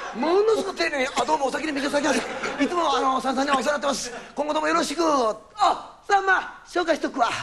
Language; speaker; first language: Japanese; native; Japanese